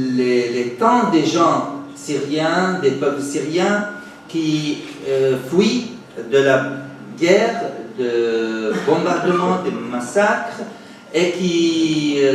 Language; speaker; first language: French; non-native, fluent; Arabic